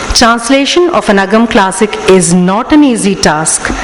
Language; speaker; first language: English; non-native, local second language; Tamil